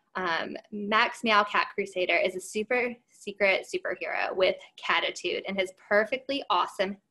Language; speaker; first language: English; native; English